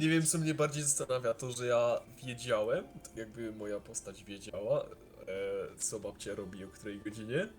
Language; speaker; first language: Polish; early bilingual, heritage; Polish